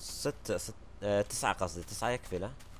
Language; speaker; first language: Arabic; native; Arabic